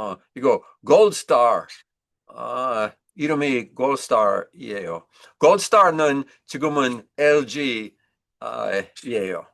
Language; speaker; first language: Korean; non-native, learner; English